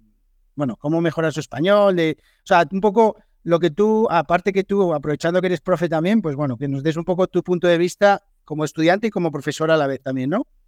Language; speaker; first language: Spanish; native; Spanish